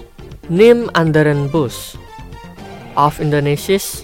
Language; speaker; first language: German; non-native, fluent; Indonesian